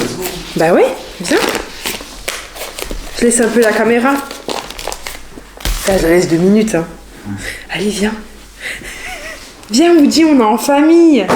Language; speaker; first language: French; native; French